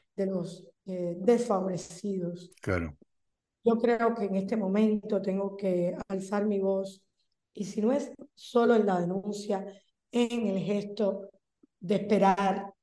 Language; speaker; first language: Spanish; native; Spanish